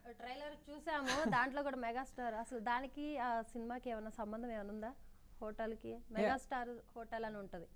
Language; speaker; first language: Telugu; native; Telugu